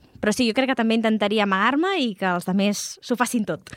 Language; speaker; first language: Catalan; native; Catalan